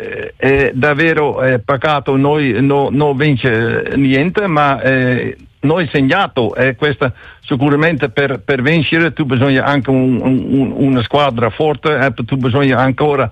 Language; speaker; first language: Italian; non-native, learner; Dutch